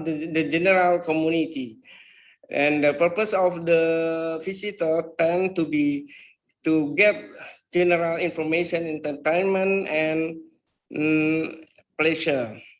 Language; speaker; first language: English; non-native, fluent; Indonesian